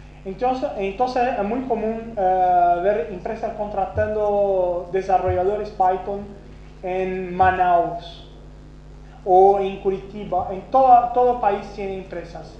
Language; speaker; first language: Spanish; non-native, fluent; Portuguese